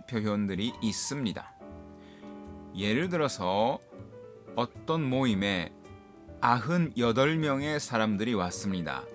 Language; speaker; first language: Korean; non-native, fluent; Japanese